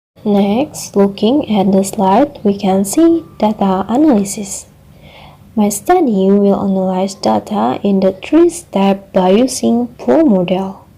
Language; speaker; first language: English; non-native, learner; Indonesian